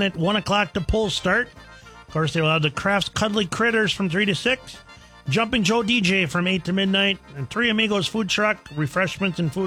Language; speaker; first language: English; native; English